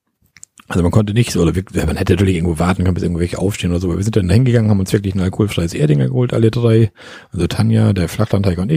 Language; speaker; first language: German; native; German